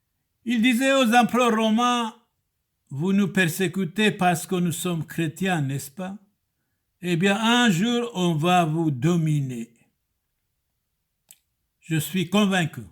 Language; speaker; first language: French; non-native, fluent; Turoyo